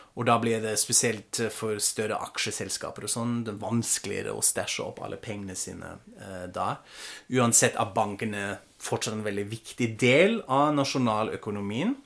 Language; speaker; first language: Norwegian; non-native, fluent; German